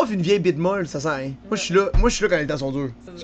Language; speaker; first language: French; native; French